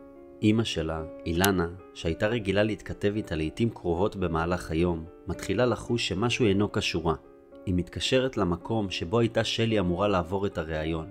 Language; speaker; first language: Hebrew; native; Hebrew